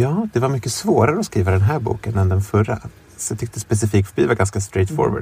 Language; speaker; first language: Swedish; native; Swedish